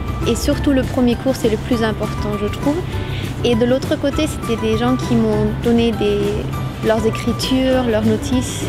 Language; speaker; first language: French; non-native, fluent; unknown